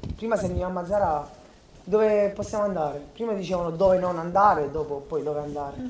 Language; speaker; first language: Italian; native; Italian